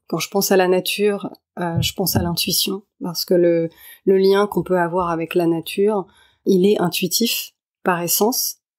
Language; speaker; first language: French; native; French